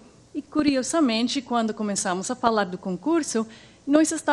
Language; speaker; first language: Portuguese; non-native, fluent; English